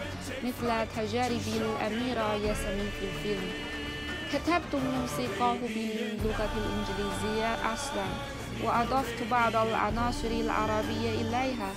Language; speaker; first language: Arabic; non-native, learner; Chinese